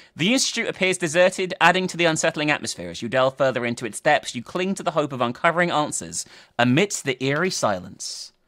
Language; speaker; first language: English; native; English